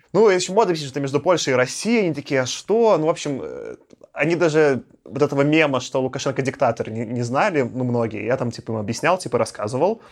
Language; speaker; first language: Russian; native; Russian